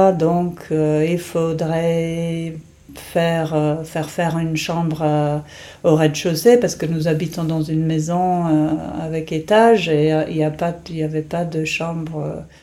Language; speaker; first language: French; non-native, fluent; English